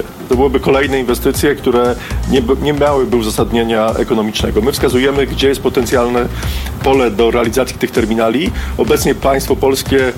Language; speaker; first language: Polish; native; Polish